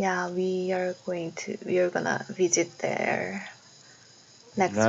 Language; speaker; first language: English; non-native, learner; Korean